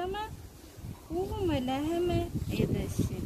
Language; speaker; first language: Estonian; non-native, local second language; Russian